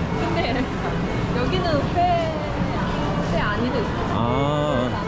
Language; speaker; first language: Korean; non-native, learner; Japanese